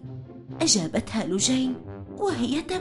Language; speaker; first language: Arabic; native; Arabic